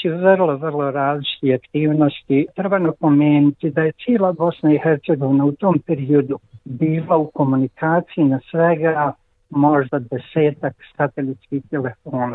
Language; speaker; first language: Croatian; native; Croatian